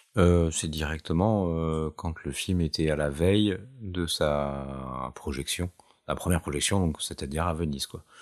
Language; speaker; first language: French; native; French